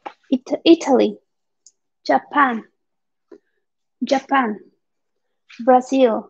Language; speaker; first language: English; non-native, fluent; Spanish